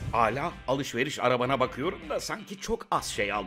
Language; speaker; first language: Turkish; native; Turkish